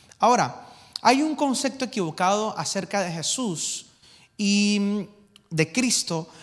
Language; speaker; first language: Spanish; native; Spanish